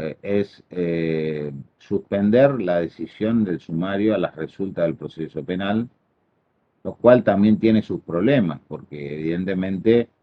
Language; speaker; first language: Spanish; native; Spanish